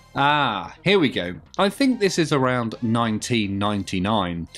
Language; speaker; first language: English; native; English